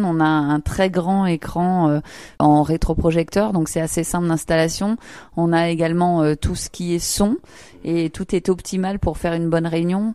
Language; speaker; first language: French; native; French